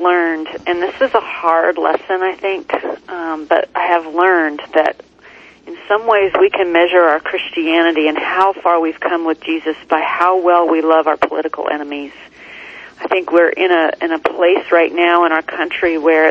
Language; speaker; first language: English; native; English